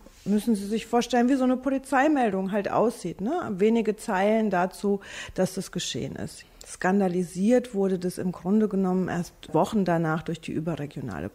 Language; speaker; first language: German; native; German